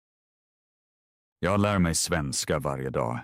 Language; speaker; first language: Swedish; non-native, fluent; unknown